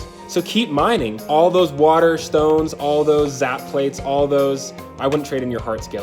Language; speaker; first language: English; native; English